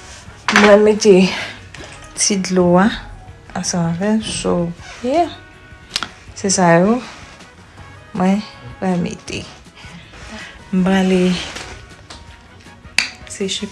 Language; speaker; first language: French; non-native, learner; Haitian Creole